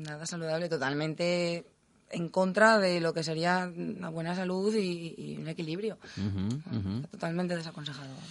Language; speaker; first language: Spanish; native; Spanish